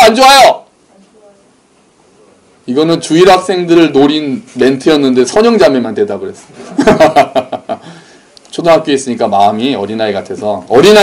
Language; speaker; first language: Korean; native; Korean